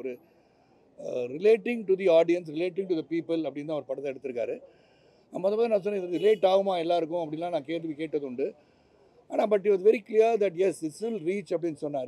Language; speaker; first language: Tamil; native; Tamil